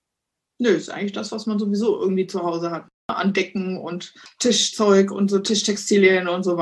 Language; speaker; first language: German; native; German